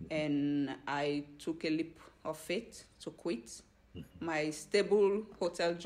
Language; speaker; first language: English; non-native, local second language; Fula